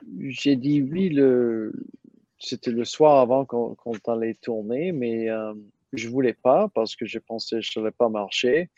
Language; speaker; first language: French; non-native, learner; English